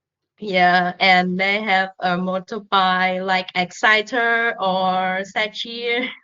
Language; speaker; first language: English; non-native, learner; Vietnamese